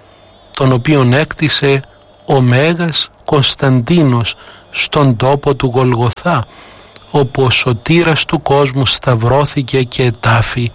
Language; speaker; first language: Greek; native; Greek